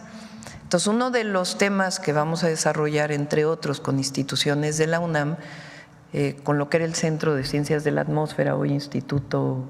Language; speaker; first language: Spanish; native; Spanish